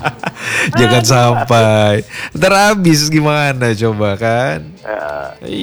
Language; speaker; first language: Indonesian; native; Indonesian